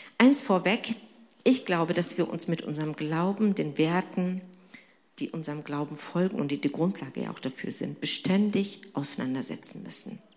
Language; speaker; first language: German; non-native, fluent; Turkish